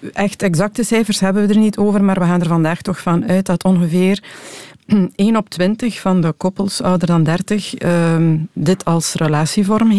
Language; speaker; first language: Dutch; native; Dutch